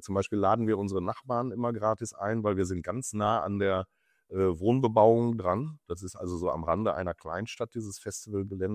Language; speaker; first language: German; native; German